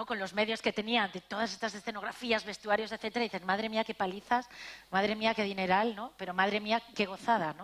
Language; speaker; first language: Spanish; native; Spanish